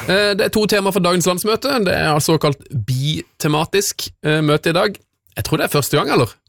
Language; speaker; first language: Norwegian; native; Norwegian